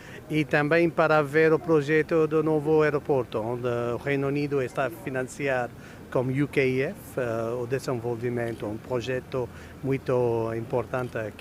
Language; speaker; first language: Portuguese; non-native, fluent; English